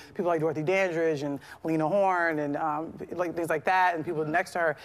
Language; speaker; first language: English; native; English